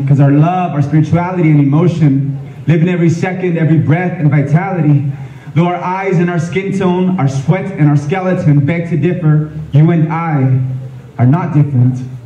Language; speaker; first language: English; early bilingual, other home language; Spanish